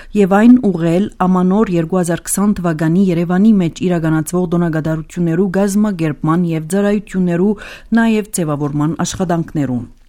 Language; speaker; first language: Armenian; early bilingual, heritage; Armenian